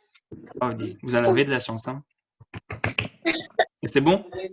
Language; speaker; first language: French; native; French